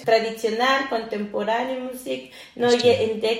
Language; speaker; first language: German; non-native, learner; Spanish